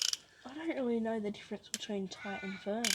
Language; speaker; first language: English; native; English